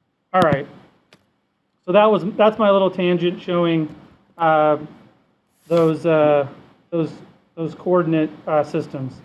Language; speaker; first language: English; native; English